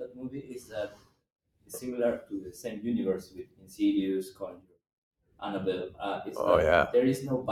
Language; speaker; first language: English; non-native, fluent; Spanish